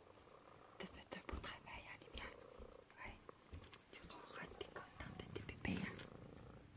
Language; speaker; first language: French; native; French